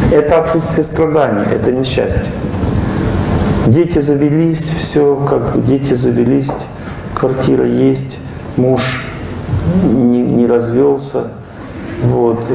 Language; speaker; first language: Russian; native; Russian